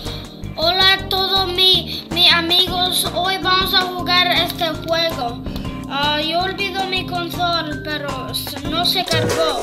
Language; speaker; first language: Spanish; early bilingual, heritage; English